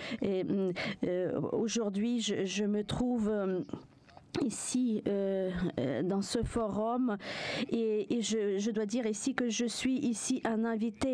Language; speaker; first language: French; non-native, fluent; Ukrainian